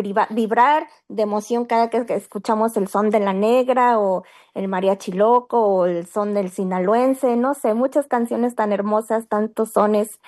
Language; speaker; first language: Spanish; native; Spanish